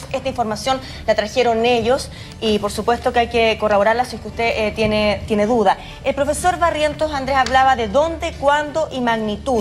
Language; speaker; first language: Spanish; native; Spanish